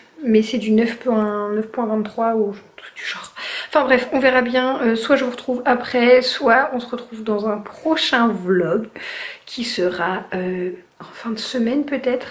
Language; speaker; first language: French; native; French